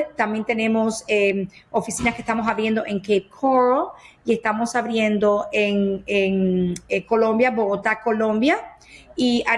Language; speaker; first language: Spanish; early bilingual, heritage; Spanish